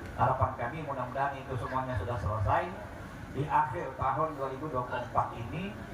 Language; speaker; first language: Indonesian; native; Indonesian